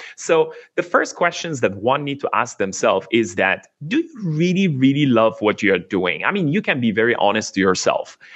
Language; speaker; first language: English; non-native, fluent; Persian